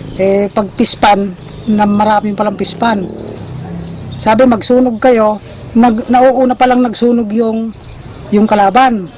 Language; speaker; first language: Filipino; non-native, local second language; Iloko